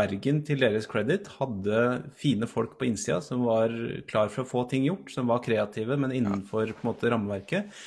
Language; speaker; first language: Norwegian; native; Norwegian